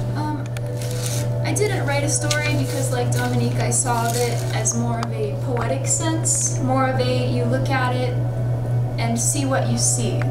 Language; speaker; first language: English; native; English